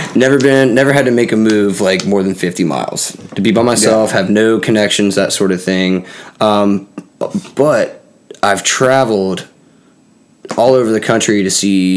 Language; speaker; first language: English; native; English